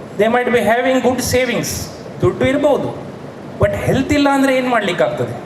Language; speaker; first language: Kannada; non-native, local second language; Konkani